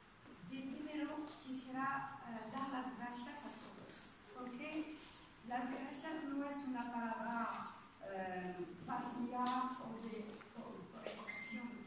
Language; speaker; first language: Spanish; non-native, fluent; French